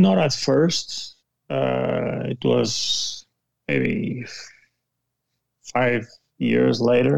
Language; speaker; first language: English; non-native, fluent; Portuguese